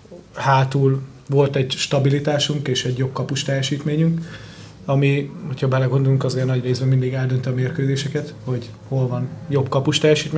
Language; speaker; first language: Hungarian; native; Hungarian